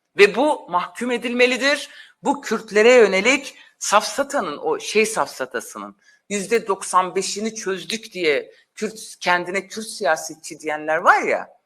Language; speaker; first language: Turkish; non-native, local second language; Kurdish